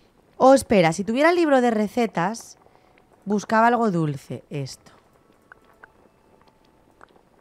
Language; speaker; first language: Spanish; native; Spanish